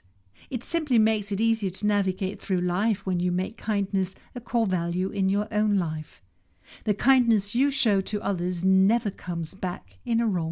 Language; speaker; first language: English; non-native, fluent; Danish